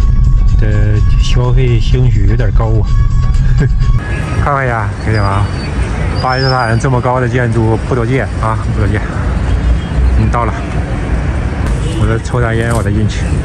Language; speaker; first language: Chinese; native; Chinese